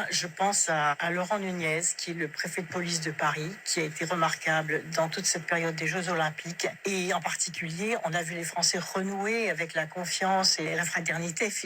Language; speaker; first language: French; native; French